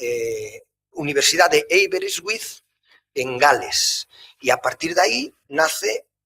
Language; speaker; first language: Spanish; native; Spanish